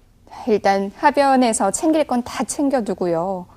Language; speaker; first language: Korean; native; Korean